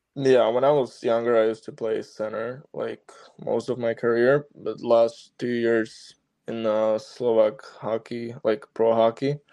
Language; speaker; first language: English; non-native, fluent; Slovak